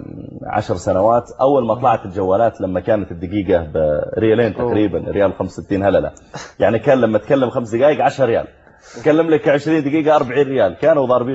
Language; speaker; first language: Arabic; native; Arabic